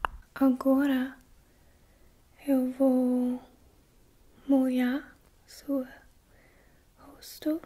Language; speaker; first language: Portuguese; non-native, learner; English